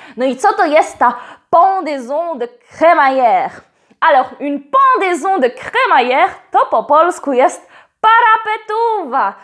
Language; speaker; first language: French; non-native, fluent; Polish